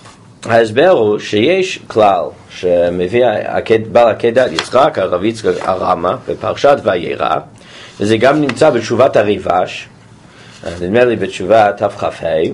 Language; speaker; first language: Hebrew; non-native, fluent; English